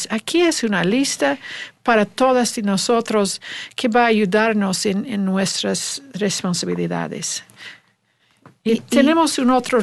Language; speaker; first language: Spanish; non-native, learner; English